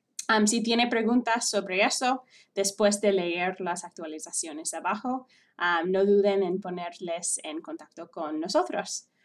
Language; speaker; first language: Spanish; non-native, fluent; English